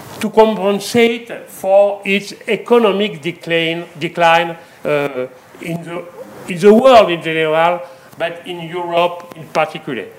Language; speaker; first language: English; non-native, fluent; French